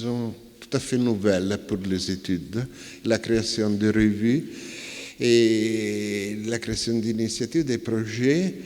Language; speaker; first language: French; non-native, fluent; Italian